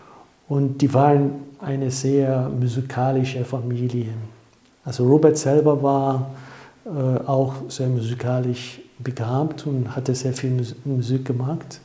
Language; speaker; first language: German; non-native, fluent; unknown